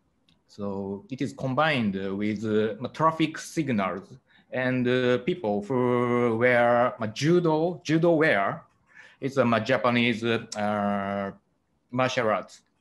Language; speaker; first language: English; non-native, learner; Japanese